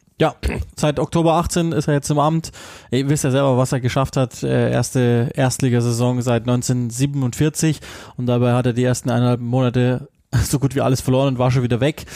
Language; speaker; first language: German; native; German